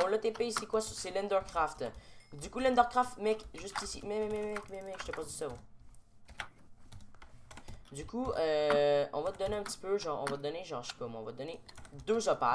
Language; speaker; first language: French; native; French